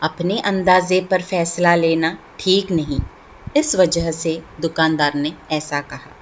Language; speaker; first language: Hindi; non-native, local second language; Malayalam